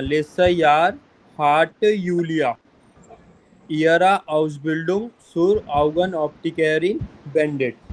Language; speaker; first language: German; non-native, fluent; Hindi